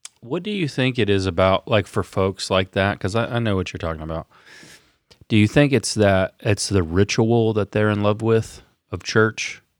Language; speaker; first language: English; native; English